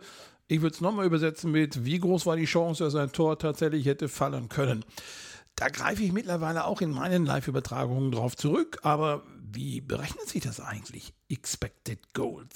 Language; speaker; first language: German; native; German